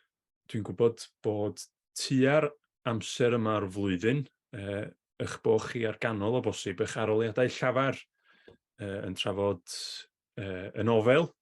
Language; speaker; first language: Welsh; native; Welsh